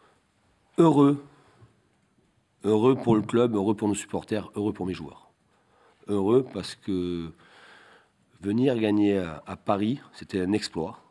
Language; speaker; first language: French; native; French